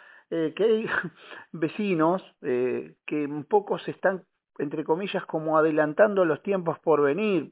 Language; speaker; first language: Spanish; native; Spanish